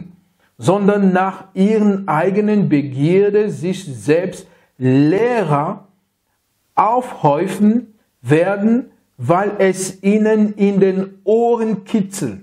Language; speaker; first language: German; non-native, fluent; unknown